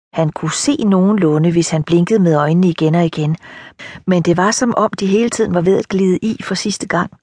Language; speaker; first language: Danish; native; Danish